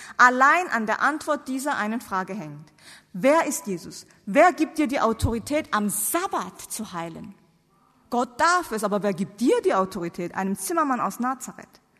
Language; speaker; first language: German; non-native, fluent; Korean